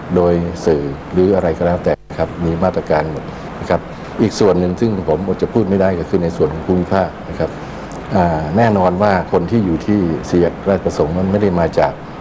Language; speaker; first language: Thai; native; Thai